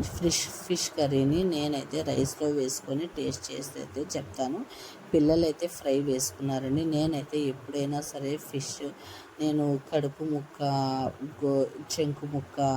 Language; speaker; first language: Telugu; non-native, local second language; Urdu